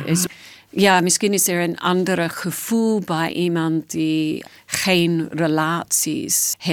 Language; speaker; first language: Dutch; non-native, fluent; English